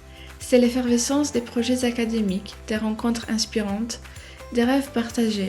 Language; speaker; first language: French; non-native, fluent; Romanian